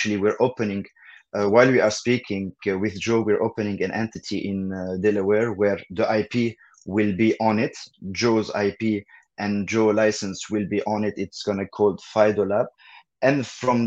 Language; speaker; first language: English; non-native, fluent; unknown